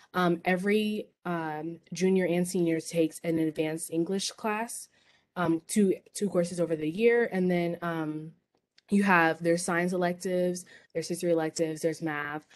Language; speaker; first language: English; native; English